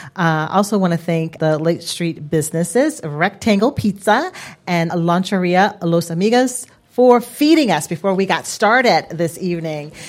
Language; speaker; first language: English; native; English